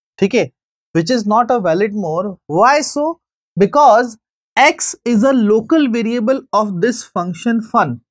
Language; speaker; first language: Hindi; native; Hindi